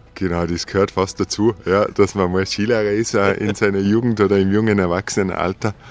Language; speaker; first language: German; native; German